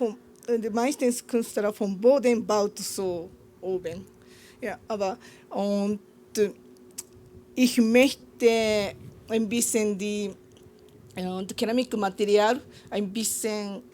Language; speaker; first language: German; non-native, learner; Japanese